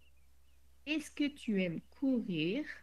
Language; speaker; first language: French; non-native, learner; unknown